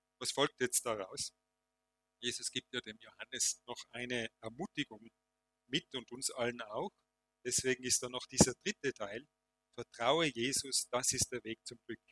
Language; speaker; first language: German; native; German